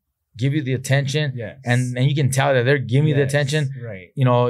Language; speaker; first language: English; native; English